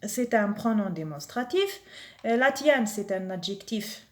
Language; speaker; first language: French; non-native, local second language; Arabic